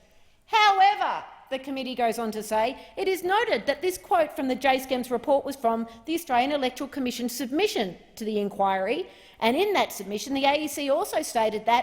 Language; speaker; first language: English; native; English